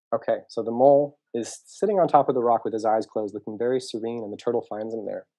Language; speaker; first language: English; native; English